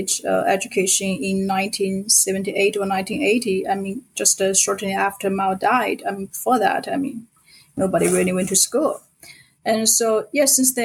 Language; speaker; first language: English; non-native, fluent; Chinese